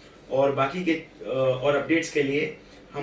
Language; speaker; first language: Hindi; native; Hindi